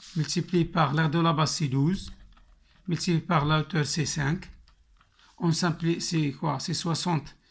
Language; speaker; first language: French; non-native, local second language; Arabic